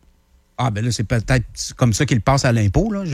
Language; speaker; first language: French; native; French